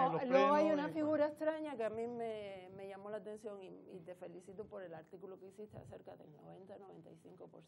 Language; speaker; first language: Spanish; native; Spanish